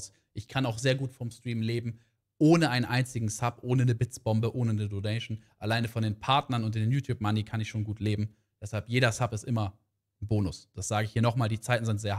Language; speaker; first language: German; native; German